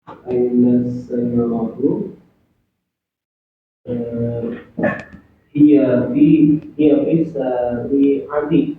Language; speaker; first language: Arabic; non-native, learner; Indonesian